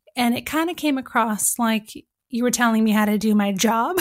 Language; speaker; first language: English; native; English